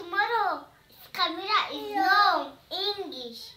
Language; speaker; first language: English; non-native, learner; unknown